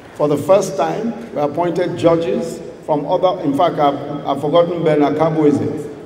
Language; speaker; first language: English; non-native, local second language; Yoruba